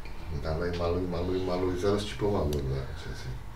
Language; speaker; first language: Polish; native; Polish